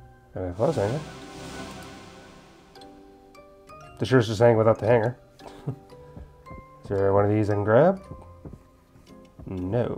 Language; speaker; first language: English; native; English